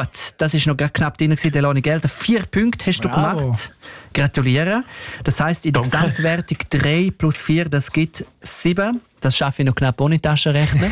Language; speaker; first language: German; native; German